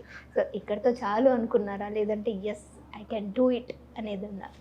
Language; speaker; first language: Telugu; native; Telugu